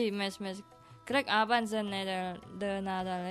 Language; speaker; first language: Catalan; non-native, learner; Indonesian